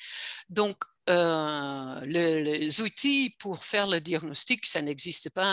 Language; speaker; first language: French; non-native, fluent; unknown